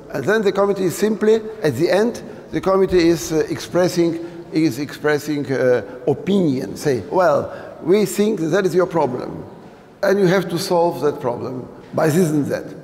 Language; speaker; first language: English; non-native, fluent; Polish